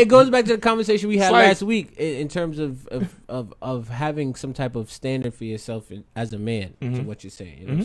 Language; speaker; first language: English; native; English